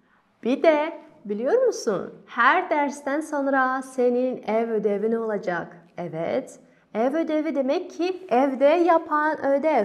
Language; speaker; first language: Turkish; non-native, fluent; Kazakh